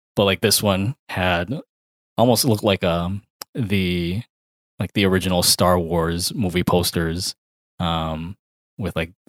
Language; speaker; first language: English; early bilingual, other home language; Filipino